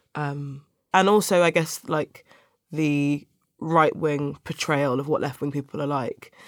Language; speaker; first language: English; native; English